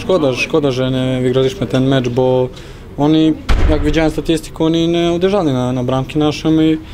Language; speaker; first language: Polish; non-native, learner; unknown